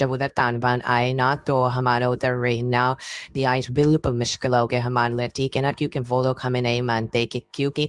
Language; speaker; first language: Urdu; non-native, learner; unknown